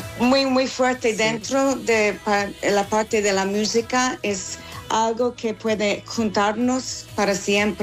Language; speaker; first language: Spanish; non-native, fluent; English